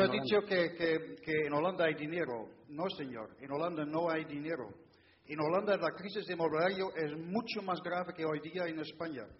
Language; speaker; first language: Spanish; non-native, fluent; Dutch